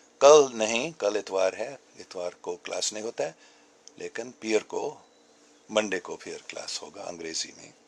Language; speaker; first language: Urdu; non-native, local second language; English